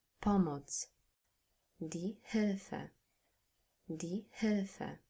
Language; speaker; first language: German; non-native, fluent; Polish